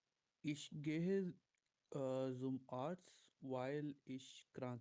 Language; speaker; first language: German; non-native, learner; Urdu